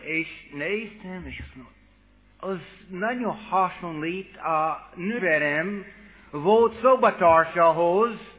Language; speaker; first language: Hungarian; non-native, fluent; English